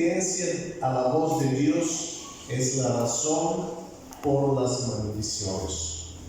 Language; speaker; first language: Spanish; non-native, fluent; Bulgarian